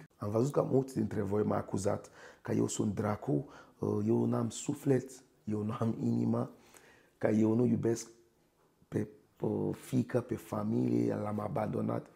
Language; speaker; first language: Romanian; non-native, fluent; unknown